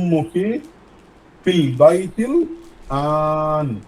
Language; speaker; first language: Arabic; non-native, learner; Bangla